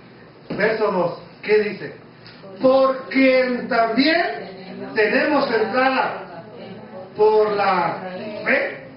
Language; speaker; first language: Spanish; native; Spanish